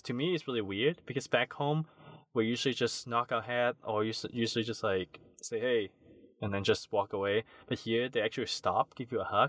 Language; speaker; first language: English; non-native, local second language; Cantonese